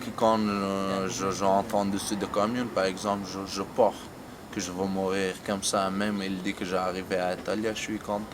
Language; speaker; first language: French; non-native, learner; Persian